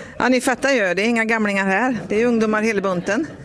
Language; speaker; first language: Swedish; native; Swedish